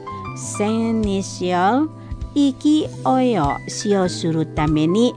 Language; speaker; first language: Japanese; non-native, fluent; Indonesian